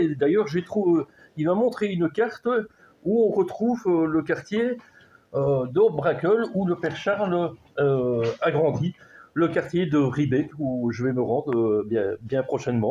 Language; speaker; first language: French; native; French